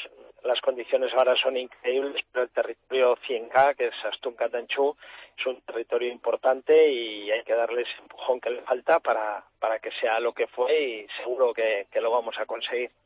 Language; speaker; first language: Spanish; native; Spanish